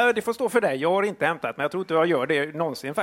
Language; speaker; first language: Swedish; native; Swedish